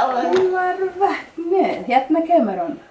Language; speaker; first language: Icelandic; non-native, fluent; Danish